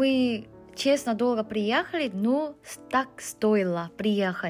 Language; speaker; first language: Russian; non-native, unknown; Korean